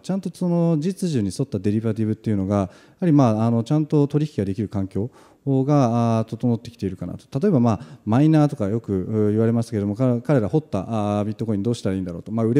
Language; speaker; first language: Japanese; native; Japanese